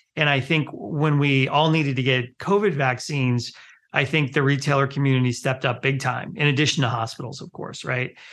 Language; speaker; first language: English; early bilingual, other home language; Hindi